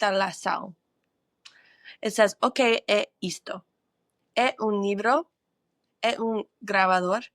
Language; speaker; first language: Portuguese; non-native, learner; English